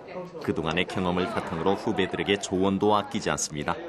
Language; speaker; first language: Korean; native; Korean